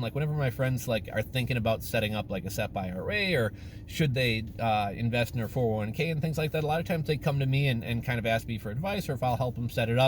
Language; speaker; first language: English; native; English